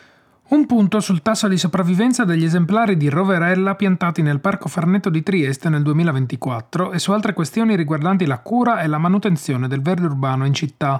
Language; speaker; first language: Italian; native; Italian